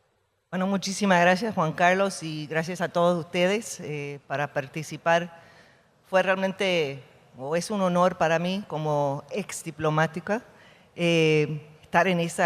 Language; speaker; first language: Spanish; non-native, fluent; English